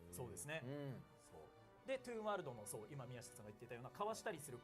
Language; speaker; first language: Japanese; native; Japanese